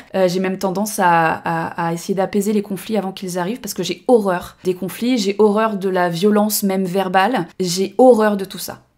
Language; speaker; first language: French; native; French